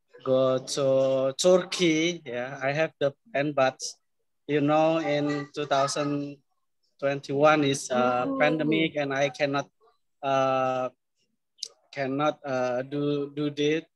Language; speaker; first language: English; non-native, learner; Indonesian